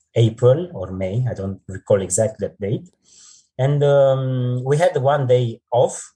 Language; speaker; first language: English; non-native, fluent; Romanian